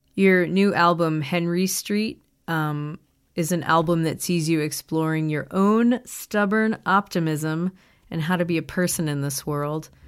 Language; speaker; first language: English; native; English